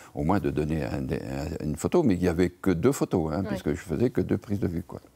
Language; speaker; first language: French; native; French